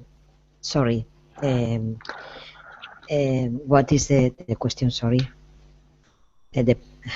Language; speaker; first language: English; non-native, learner; Spanish